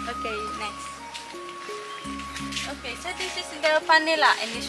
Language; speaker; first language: English; non-native, learner; Indonesian